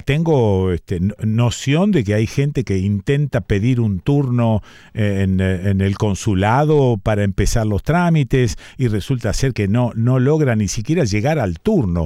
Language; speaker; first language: Spanish; native; Spanish